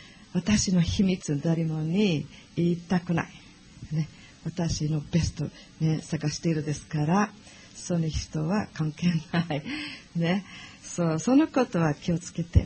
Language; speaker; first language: Japanese; non-native, learner; English